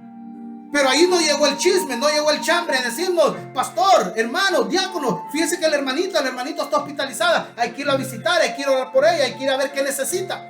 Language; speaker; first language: Spanish; native; Spanish